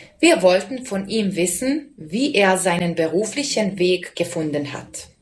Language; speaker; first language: German; non-native, fluent; Serbian